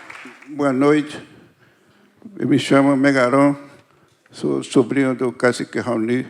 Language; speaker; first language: Portuguese; non-native, local second language; Kayapó